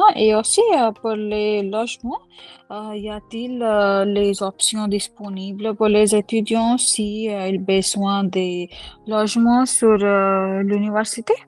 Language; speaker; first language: French; non-native, learner; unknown